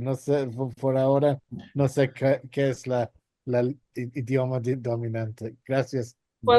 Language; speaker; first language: Spanish; non-native, learner; English